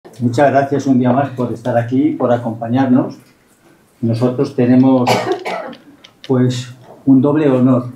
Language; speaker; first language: Spanish; native; Spanish